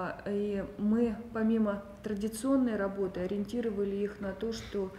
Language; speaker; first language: Russian; native; Russian